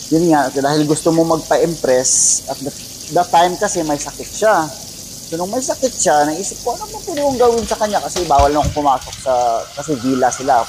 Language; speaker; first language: Filipino; non-native, local second language; Cebuano